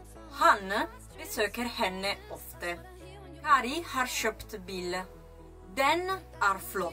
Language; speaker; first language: Norwegian; non-native, fluent; Italian